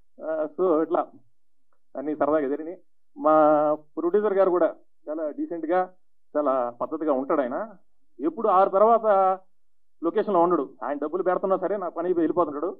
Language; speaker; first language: Telugu; native; Telugu